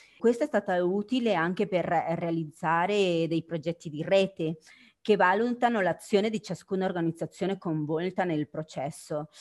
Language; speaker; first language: Italian; non-native, fluent; Spanish